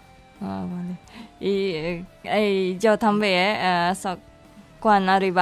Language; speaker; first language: Catalan; non-native, learner; Indonesian